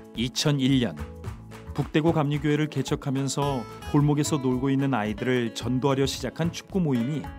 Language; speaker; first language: Korean; native; Korean